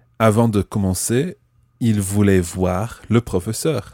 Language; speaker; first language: French; non-native, fluent; English